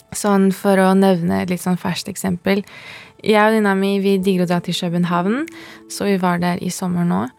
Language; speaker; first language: Norwegian; early bilingual, other home language; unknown